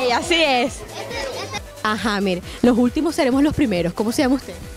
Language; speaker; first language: Spanish; native; Spanish